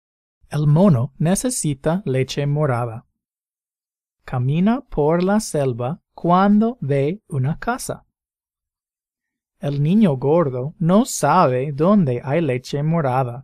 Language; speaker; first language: Spanish; non-native, fluent; English